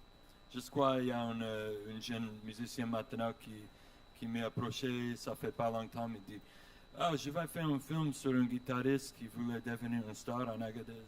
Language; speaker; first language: French; non-native, learner; English